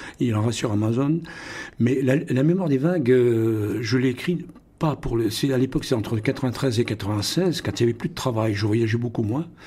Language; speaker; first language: French; non-native, local second language; Russian